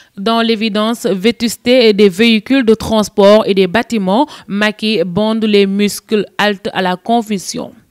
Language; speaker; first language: French; non-native, local second language; Wolof